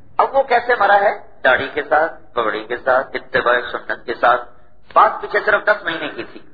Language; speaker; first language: Urdu; non-native, local second language; Punjabi